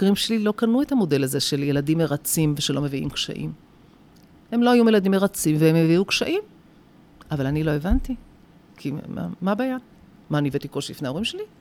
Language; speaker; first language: Hebrew; native; Hebrew